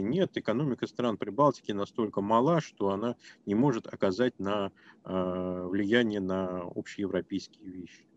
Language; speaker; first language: Russian; native; Russian